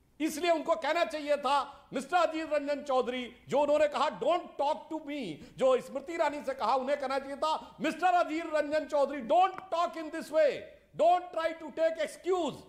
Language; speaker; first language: Hindi; native; Hindi